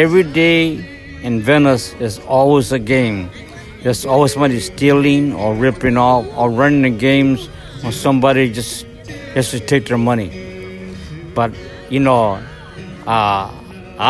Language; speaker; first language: English; native; English